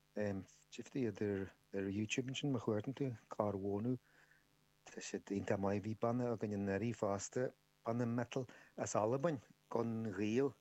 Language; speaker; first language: Irish; native; Irish